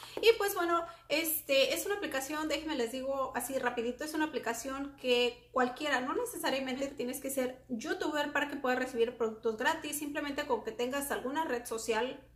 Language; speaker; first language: Spanish; native; Spanish